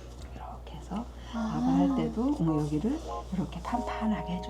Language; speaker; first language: Korean; native; Korean